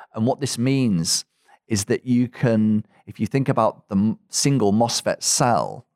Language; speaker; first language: English; native; English